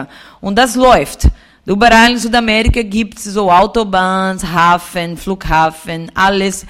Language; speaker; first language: German; non-native, fluent; Portuguese